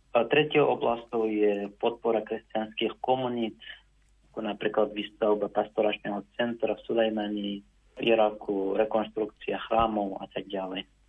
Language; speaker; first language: Slovak; non-native, fluent; Arabic